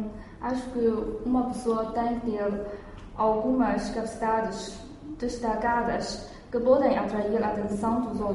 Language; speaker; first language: Portuguese; non-native, fluent; Chinese